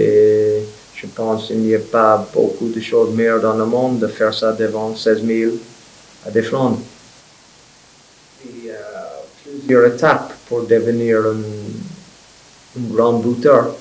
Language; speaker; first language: French; non-native, fluent; English